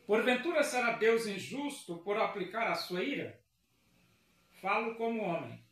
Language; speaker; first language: Portuguese; native; Portuguese